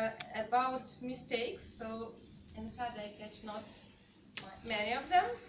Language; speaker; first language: English; non-native, fluent; Russian